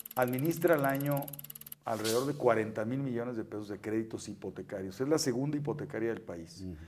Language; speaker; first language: Spanish; native; Spanish